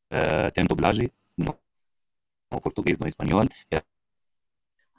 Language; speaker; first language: Portuguese; non-native, learner; Arabic